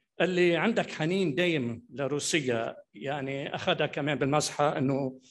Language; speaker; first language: Arabic; native; Arabic